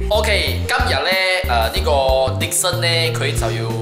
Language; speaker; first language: Cantonese; non-native, local second language; Chinese